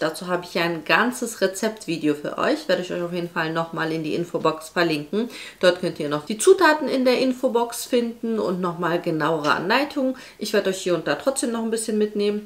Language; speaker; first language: German; native; German